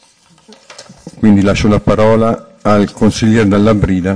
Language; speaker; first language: Italian; native; Italian